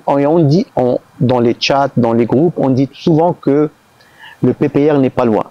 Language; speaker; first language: French; non-native, local second language; Arabic